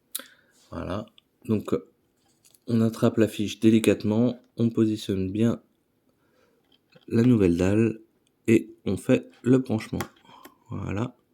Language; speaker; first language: French; native; French